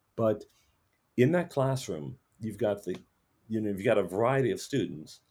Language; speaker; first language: English; native; English